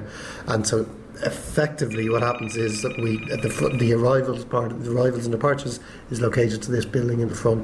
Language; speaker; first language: English; native; English